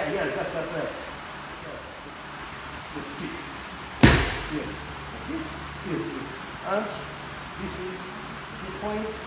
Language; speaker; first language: English; non-native, learner; Japanese